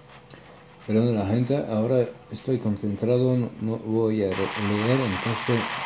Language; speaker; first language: Spanish; non-native, learner; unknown